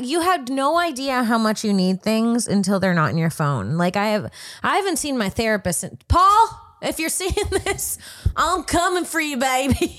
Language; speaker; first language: English; early bilingual, other home language; Spanish